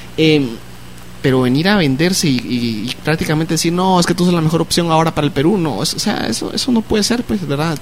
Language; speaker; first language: Spanish; native; Spanish